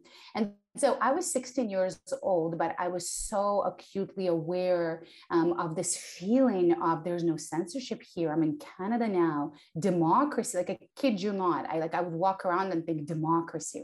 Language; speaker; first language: English; non-native, fluent; Ukrainian